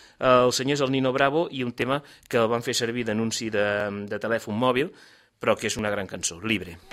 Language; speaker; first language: Catalan; native; Catalan